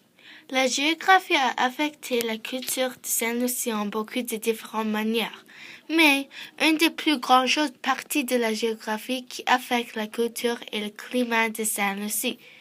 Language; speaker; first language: French; non-native, learner; English